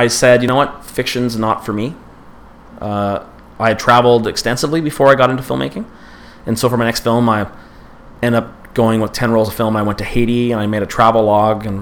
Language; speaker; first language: English; native; English